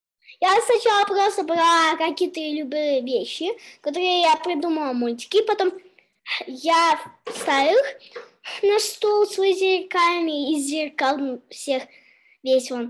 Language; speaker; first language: Russian; early bilingual, heritage; Russian